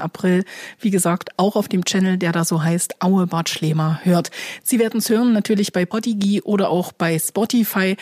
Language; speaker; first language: German; native; German